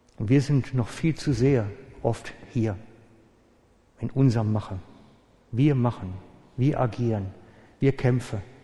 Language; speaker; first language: German; native; German